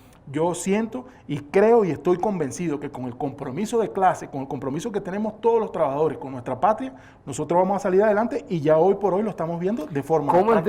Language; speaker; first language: Spanish; native; Spanish